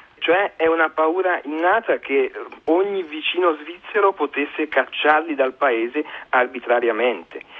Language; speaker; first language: Italian; early bilingual, heritage; Italian